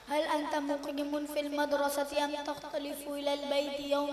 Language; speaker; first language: Arabic; non-native, learner; Urdu